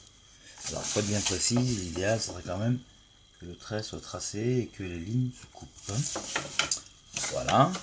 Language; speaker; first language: French; native; French